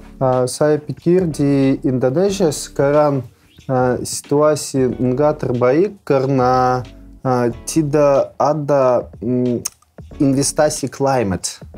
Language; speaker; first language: Indonesian; non-native, learner; Russian